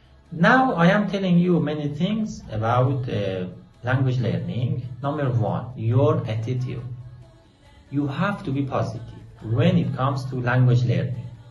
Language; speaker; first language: English; non-native, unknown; Persian